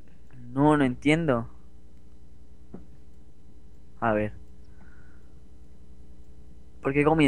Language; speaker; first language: Spanish; native; Spanish